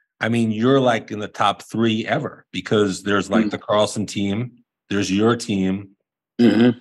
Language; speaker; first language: English; native; English